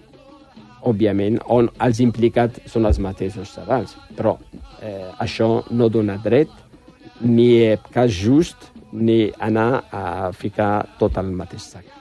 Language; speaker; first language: Catalan; non-native, fluent; Riffian